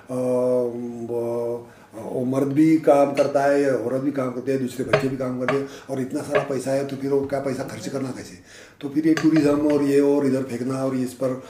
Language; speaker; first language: Hindi; non-native, local second language; Marathi